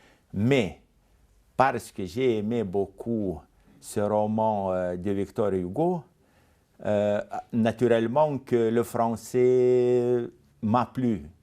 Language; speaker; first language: French; non-native, fluent; Lithuanian